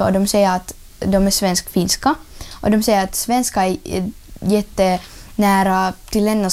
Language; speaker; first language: Swedish; early bilingual, other home language; Russian